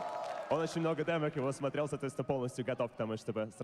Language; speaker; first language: Russian; native; Russian